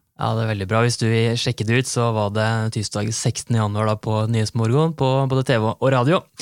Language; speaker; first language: Norwegian; native; Norwegian